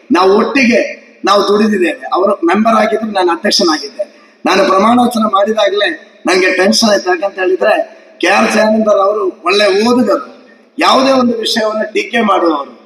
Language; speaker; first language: Kannada; non-native, local second language; Tulu